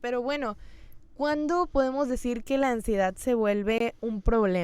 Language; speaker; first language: Spanish; native; Spanish